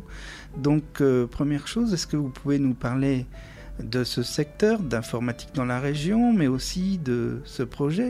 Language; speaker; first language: French; native; French